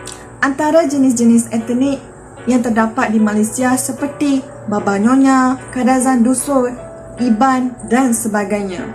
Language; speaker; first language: Malay; native; Malay